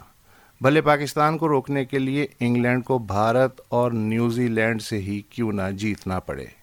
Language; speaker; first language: Urdu; native; Urdu